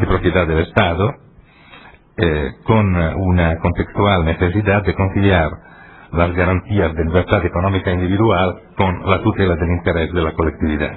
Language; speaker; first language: Spanish; non-native, fluent; Italian